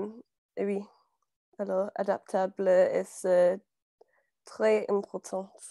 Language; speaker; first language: French; non-native, learner; English